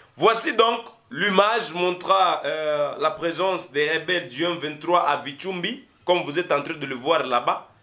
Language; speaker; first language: French; non-native, local second language; Lingala